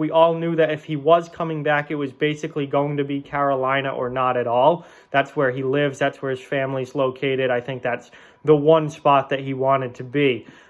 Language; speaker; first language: English; native; English